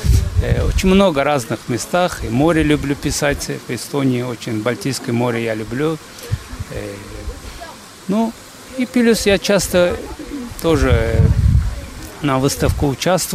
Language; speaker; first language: Russian; non-native, fluent; Azerbaijani